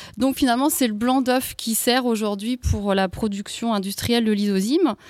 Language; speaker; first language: French; native; French